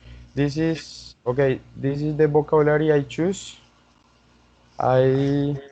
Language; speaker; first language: English; non-native, learner; Spanish